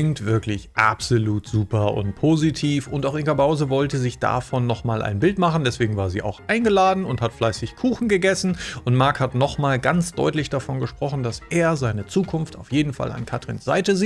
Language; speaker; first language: German; native; German